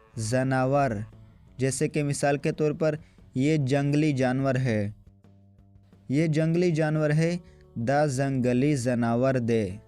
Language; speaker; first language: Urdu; non-native, local second language; Pashto